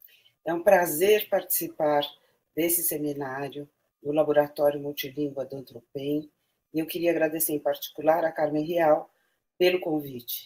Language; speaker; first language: Portuguese; native; Portuguese